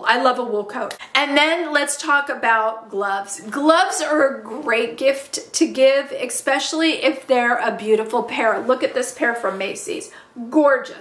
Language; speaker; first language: English; native; English